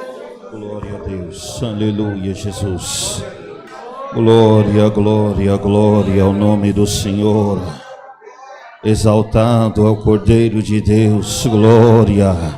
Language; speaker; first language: Portuguese; native; Portuguese